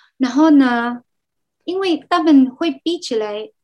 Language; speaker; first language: Chinese; non-native, fluent; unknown